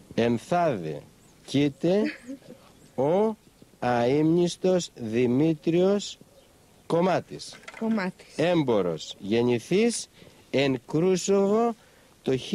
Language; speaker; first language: Greek; native; Greek